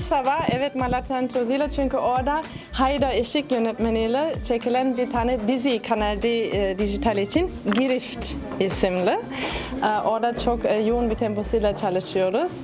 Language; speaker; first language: Turkish; non-native, fluent; German